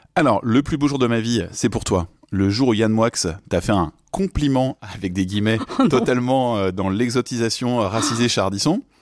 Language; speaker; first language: French; native; French